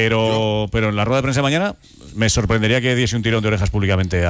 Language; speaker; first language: Spanish; native; Spanish